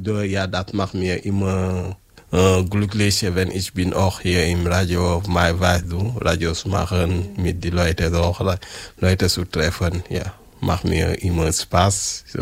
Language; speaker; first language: German; non-native, learner; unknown